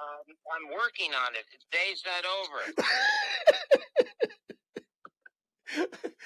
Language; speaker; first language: English; native; English